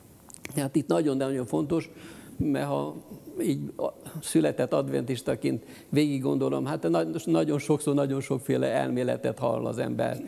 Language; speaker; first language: Hungarian; native; Hungarian